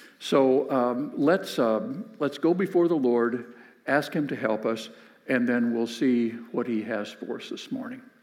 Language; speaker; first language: English; native; English